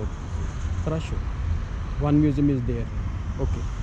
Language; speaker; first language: English; non-native, learner; Urdu